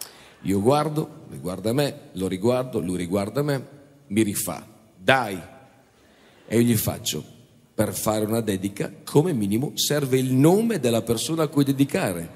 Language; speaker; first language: Italian; native; Italian